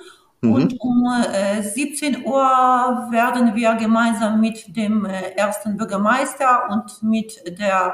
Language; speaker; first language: German; non-native, fluent; Ukrainian